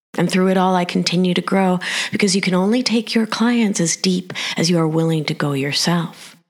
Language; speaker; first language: English; early bilingual, other home language; Spanish